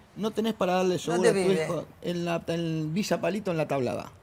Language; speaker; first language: Spanish; native; Spanish